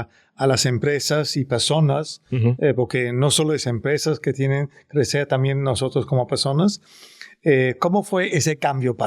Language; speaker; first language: Spanish; non-native, fluent; Danish